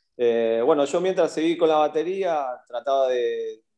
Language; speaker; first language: Spanish; native; Spanish